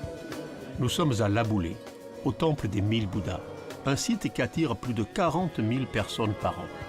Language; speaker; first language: French; native; French